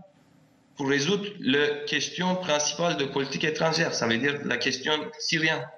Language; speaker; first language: French; non-native, fluent; Turkish